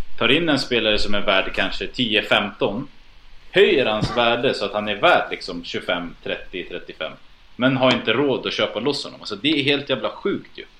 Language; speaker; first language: Swedish; early bilingual, other home language; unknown